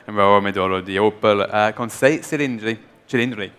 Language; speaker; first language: Italian; non-native, learner; English